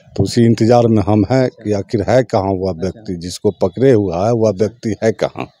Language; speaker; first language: Hindi; native; Hindi